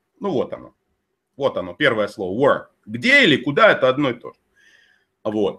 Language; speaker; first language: Russian; native; Russian